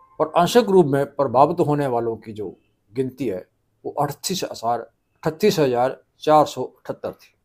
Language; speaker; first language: Hindi; non-native, local second language; Punjabi